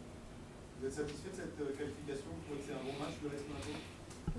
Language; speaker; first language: French; native; French